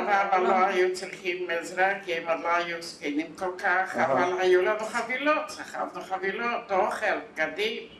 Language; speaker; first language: Hebrew; non-native, fluent; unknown